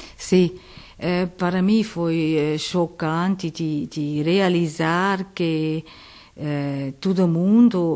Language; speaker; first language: Portuguese; non-native, learner; Italian